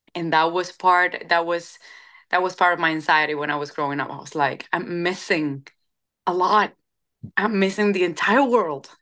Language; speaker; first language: English; non-native, fluent; Spanish